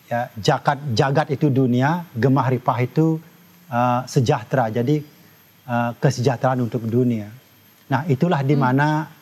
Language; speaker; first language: Indonesian; non-native, local second language; Balinese